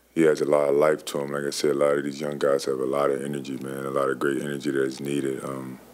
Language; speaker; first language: English; native; English